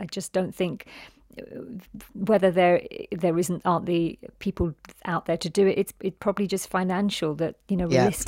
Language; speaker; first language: English; native; English